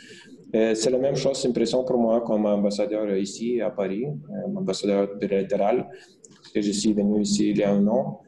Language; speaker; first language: French; non-native, fluent; Lithuanian